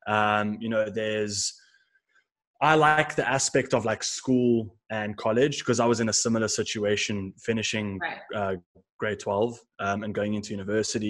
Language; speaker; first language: English; native; English